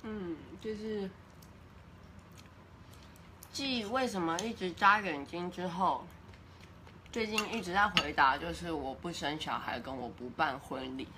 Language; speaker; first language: Chinese; native; Chinese